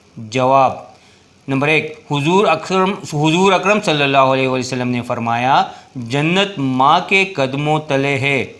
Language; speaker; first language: Urdu; non-native, local second language; Pashto